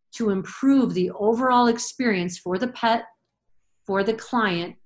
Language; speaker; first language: English; native; English